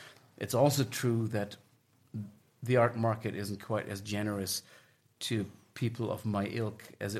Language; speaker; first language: English; non-native, fluent; German